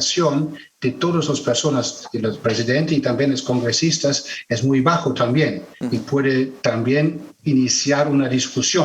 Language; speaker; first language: Spanish; non-native, fluent; German